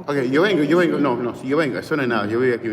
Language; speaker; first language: Spanish; early bilingual, heritage; English